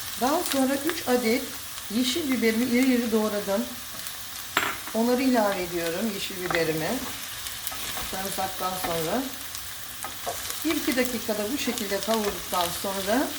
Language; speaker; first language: Turkish; native; Turkish